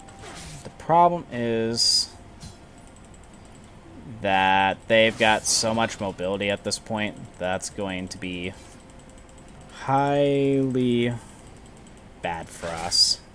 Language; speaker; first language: English; native; English